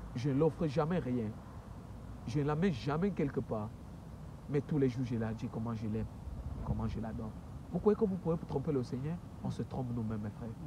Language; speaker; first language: French; native; French